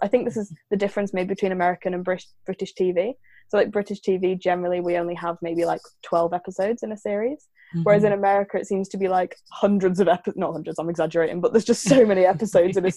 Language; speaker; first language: English; native; English